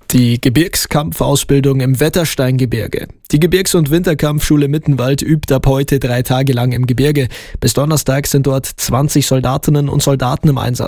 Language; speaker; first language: German; native; German